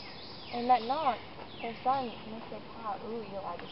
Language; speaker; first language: French; non-native, learner; English